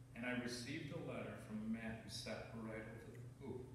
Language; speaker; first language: English; native; English